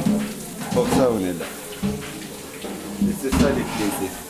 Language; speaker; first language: French; non-native, learner; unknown